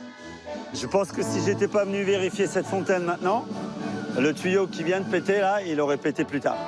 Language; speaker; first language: French; native; French